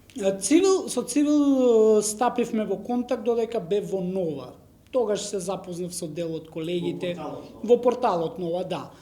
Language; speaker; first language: Macedonian; non-native, local second language; Romany